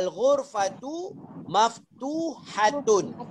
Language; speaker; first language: Arabic; non-native, fluent; Malay